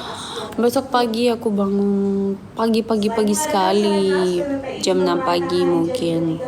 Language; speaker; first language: Indonesian; non-native, fluent; Russian